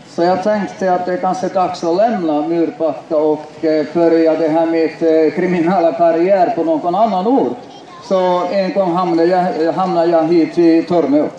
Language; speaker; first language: Swedish; non-native, fluent; Finnish